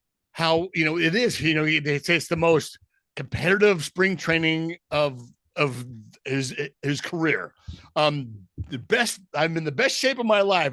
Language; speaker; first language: English; native; English